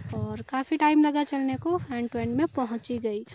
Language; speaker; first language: Hindi; native; Hindi